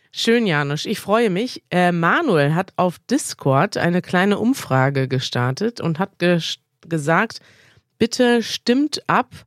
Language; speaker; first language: German; native; German